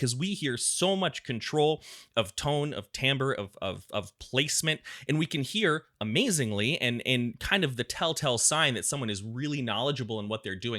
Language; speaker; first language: English; native; English